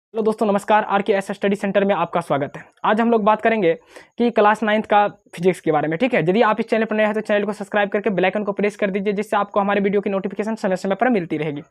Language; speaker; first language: Hindi; native; Hindi